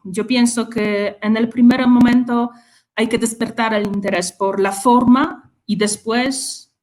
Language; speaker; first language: Spanish; non-native, fluent; Polish